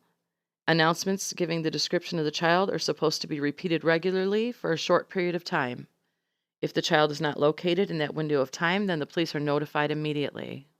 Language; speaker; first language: English; native; English